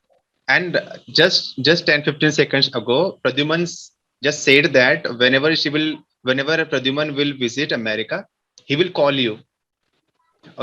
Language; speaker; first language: English; non-native, local second language; Hindi